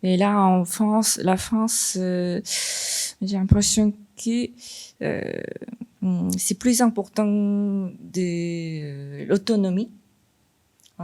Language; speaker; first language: French; non-native, fluent; Korean